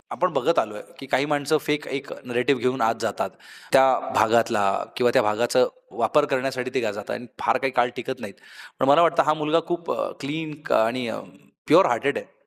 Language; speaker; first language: Marathi; native; Marathi